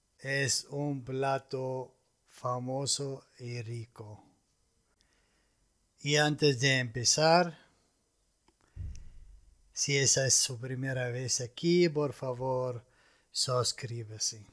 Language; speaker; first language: Spanish; non-native, fluent; Arabic